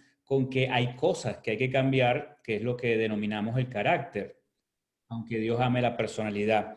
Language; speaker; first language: Spanish; native; Spanish